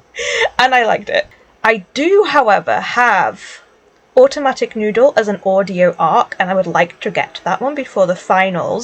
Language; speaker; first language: English; native; English